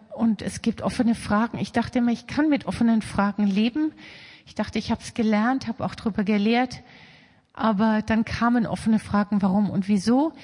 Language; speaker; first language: German; native; German